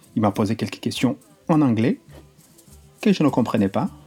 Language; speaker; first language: French; non-native, local second language; Kinyarwanda